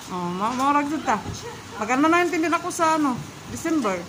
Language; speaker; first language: Filipino; non-native, local second language; Cebuano